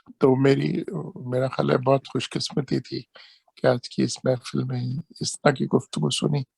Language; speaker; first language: Urdu; non-native, local second language; Punjabi